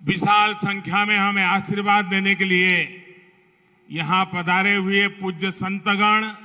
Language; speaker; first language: Hindi; non-native, local second language; Gujarati